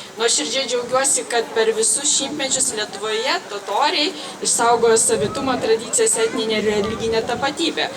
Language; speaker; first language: Lithuanian; native; Lithuanian